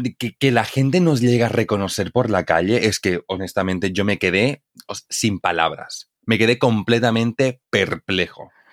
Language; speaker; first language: Spanish; native; Spanish